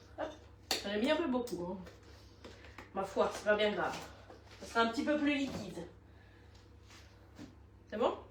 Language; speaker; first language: French; native; French